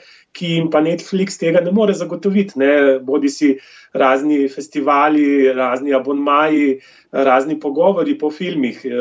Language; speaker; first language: Slovenian; native; Slovenian